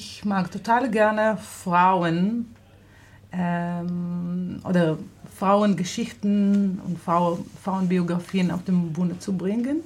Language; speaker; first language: German; non-native, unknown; Hebrew